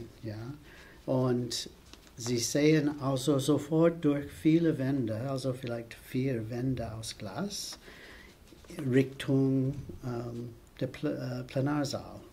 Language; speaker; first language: German; non-native, fluent; English